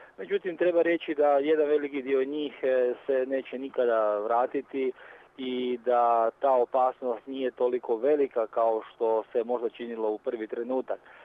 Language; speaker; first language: Croatian; non-native, fluent; Arabic